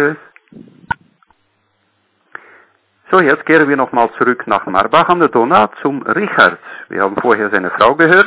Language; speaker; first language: German; native; German